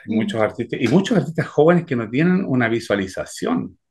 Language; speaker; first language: Spanish; native; Spanish